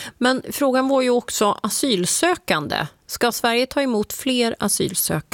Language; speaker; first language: Swedish; native; Swedish